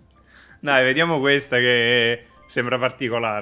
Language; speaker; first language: Italian; native; Italian